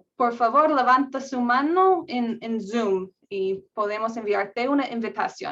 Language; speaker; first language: Spanish; non-native, learner; English